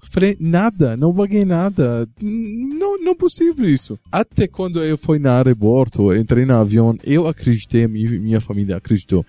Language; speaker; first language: Portuguese; non-native, learner; Arabic